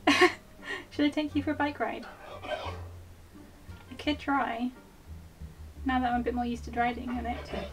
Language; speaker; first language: English; native; English